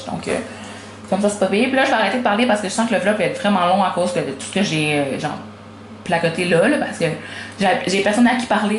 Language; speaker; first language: French; native; French